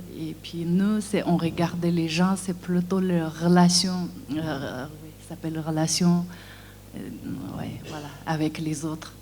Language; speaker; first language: French; non-native, learner; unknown